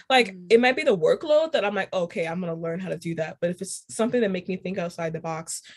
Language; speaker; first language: English; native; English